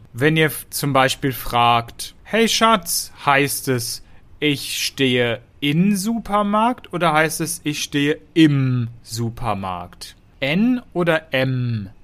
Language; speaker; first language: German; native; German